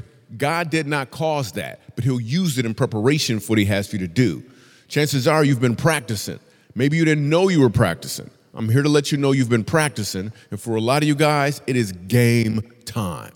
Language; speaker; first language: English; native; English